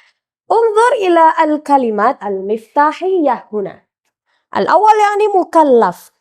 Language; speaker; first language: Arabic; non-native, fluent; Indonesian